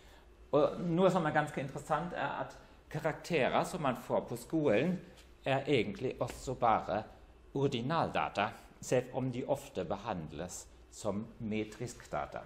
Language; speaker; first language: Norwegian; non-native, fluent; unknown